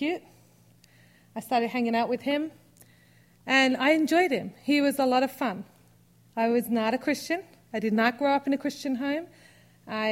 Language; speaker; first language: English; native; English